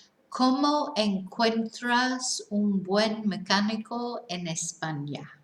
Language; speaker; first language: Spanish; non-native, fluent; English